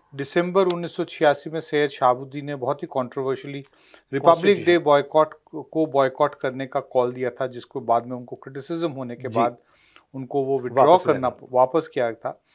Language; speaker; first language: Hindi; native; Hindi